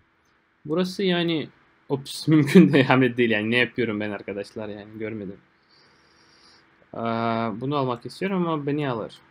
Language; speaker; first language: Turkish; non-native, fluent; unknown